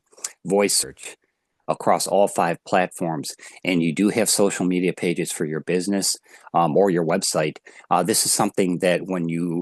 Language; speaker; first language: English; native; English